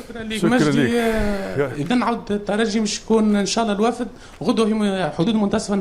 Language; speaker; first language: Arabic; native; Arabic